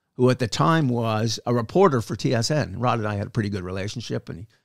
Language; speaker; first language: English; native; English